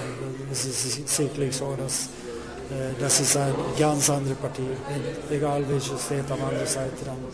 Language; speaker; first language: German; non-native, learner; Swedish